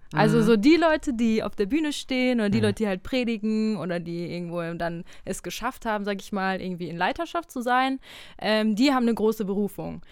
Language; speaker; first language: German; native; German